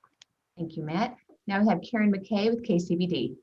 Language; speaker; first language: English; native; English